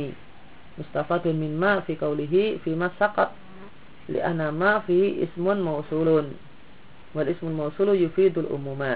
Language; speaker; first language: Arabic; non-native, fluent; Indonesian